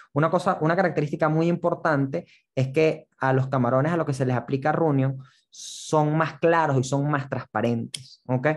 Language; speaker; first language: Spanish; native; Spanish